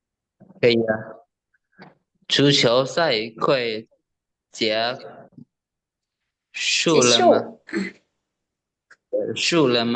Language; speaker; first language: Chinese; non-native, learner; Lao